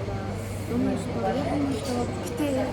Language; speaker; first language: Russian; non-native, learner; Mongolian